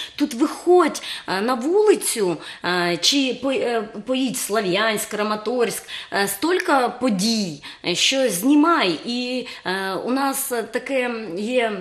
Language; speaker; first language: Ukrainian; native; Ukrainian